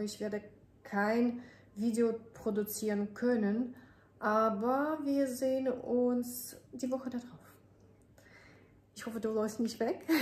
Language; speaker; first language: German; non-native, fluent; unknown